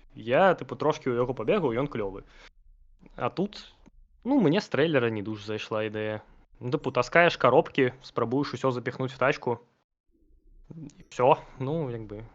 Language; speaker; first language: Belarusian; non-native, local second language; Russian